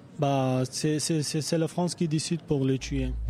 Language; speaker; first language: French; non-native, learner; Persian